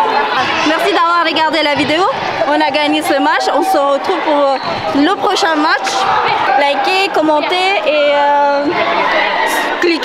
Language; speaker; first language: French; early bilingual, other home language; Filipino